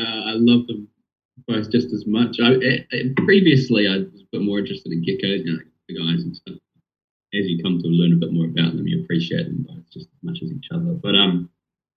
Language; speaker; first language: English; native; English